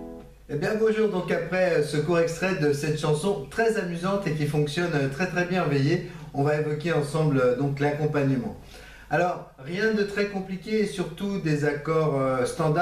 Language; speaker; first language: French; native; French